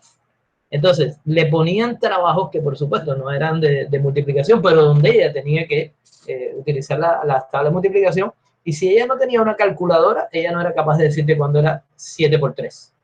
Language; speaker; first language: Spanish; native; Spanish